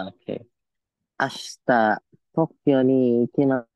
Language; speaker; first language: Japanese; non-native, learner; Filipino